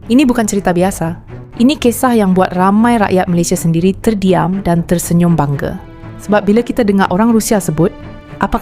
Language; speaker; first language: Malay; native; Malay